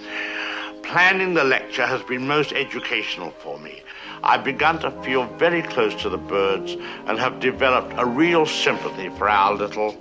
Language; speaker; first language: English; native; English